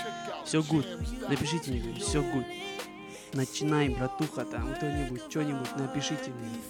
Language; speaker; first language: Russian; native; Russian